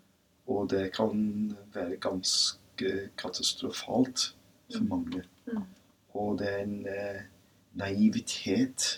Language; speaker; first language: Norwegian; non-native, fluent; English